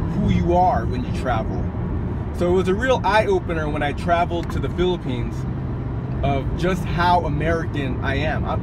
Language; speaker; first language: English; native; English